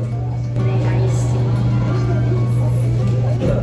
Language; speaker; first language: Japanese; non-native, fluent; Italian